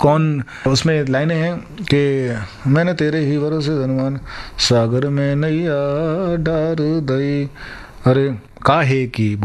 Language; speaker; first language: Hindi; non-native, local second language; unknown